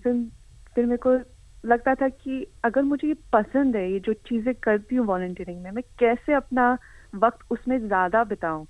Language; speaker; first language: Hindi; early bilingual, heritage; Hindi